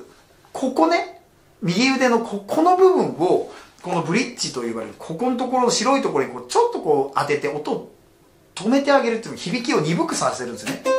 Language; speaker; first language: Japanese; native; Japanese